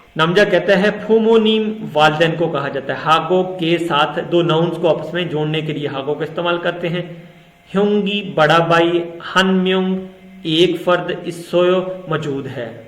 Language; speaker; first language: Urdu; non-native, local second language; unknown